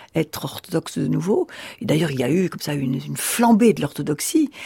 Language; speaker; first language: French; early bilingual, other home language; Russian